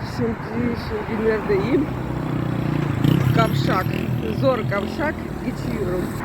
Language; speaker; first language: Turkish; non-native, learner; Russian